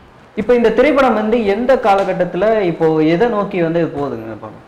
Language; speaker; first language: Tamil; native; Tamil